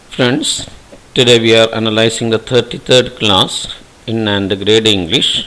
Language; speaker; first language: English; non-native, local second language; Malayalam